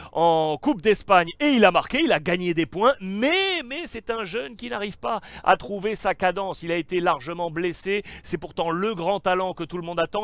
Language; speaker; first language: French; native; French